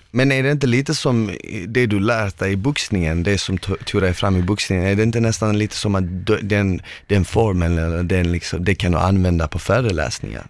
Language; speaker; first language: Swedish; native; Swedish